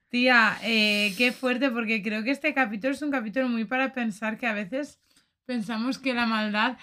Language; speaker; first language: Spanish; native; Spanish